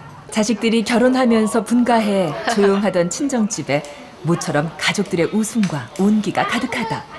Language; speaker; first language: Korean; native; Korean